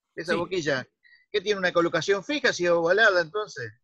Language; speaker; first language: Spanish; native; Spanish